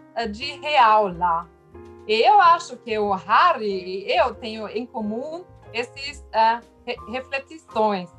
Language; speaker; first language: Portuguese; non-native, fluent; German